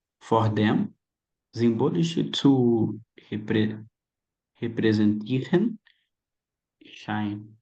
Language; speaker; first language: German; non-native, learner; Portuguese